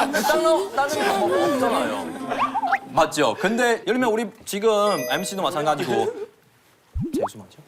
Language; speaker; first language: Korean; non-native, fluent; Chinese